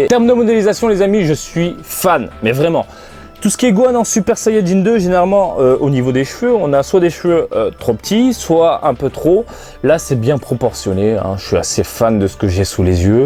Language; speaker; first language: French; native; French